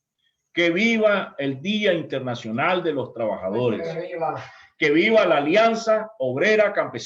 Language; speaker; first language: Spanish; native; Spanish